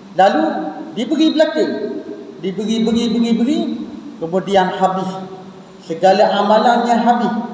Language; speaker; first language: Malay; native; Malay